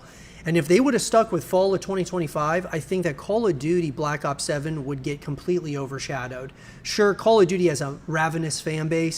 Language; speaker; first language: English; native; English